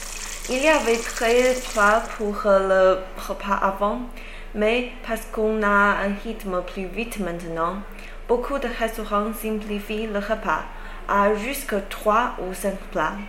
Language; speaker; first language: French; non-native, learner; Chinese